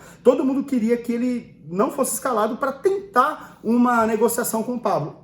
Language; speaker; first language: Portuguese; native; Portuguese